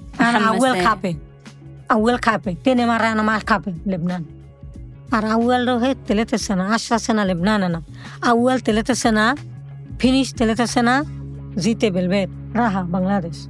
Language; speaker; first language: Arabic; non-native, learner; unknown